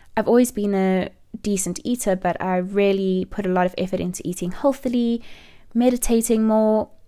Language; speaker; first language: English; native; English